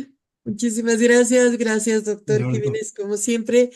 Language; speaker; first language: Spanish; native; Spanish